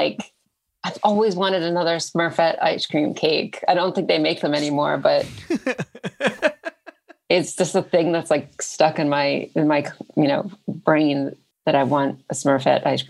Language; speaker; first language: English; native; English